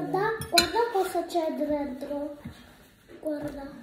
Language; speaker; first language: Italian; early bilingual, other home language; Filipino